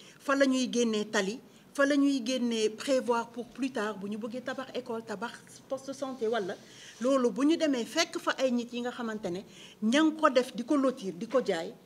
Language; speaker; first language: Wolof; non-native, local second language; Jola-Fonyi